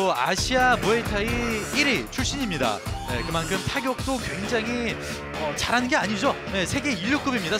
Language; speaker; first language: Korean; native; Korean